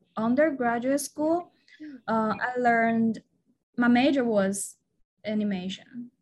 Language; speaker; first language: English; non-native, fluent; Chinese